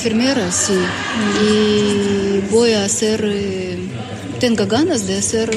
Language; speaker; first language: Spanish; non-native, learner; Ukrainian